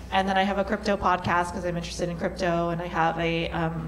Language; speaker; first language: English; native; English